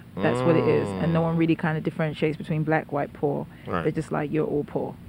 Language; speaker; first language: English; native; English